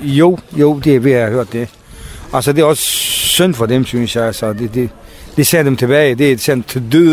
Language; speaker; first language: Danish; non-native, learner; Kurdish